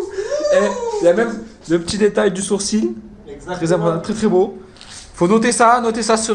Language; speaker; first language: French; native; French